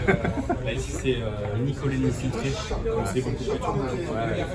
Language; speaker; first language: French; native; French